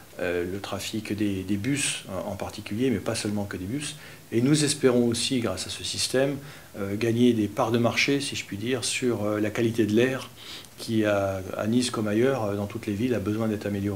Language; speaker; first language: French; native; French